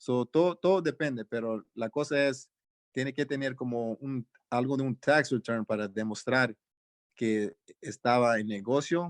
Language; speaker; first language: Spanish; early bilingual, heritage; Spanish